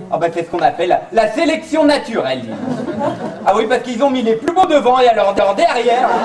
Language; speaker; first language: French; native; French